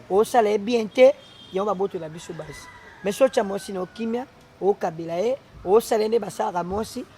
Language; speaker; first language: Lingala; native; Lingala